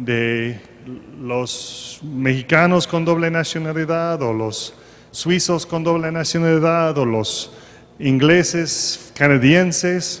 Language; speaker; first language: Spanish; non-native, fluent; English